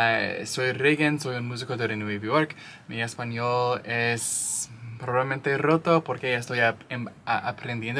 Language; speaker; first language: Spanish; non-native, learner; English